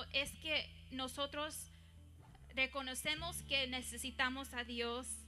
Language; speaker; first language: Spanish; early bilingual, heritage; English